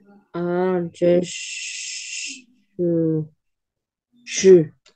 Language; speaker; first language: Chinese; non-native, learner; Spanish